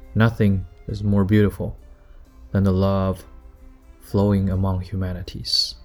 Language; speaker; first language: English; non-native, fluent; Chinese